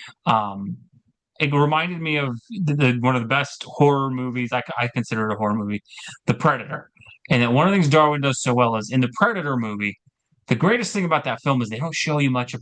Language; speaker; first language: English; native; English